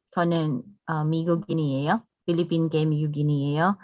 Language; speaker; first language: Korean; non-native, learner; English